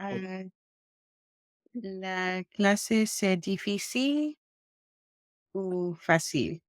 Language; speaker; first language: French; non-native, learner; English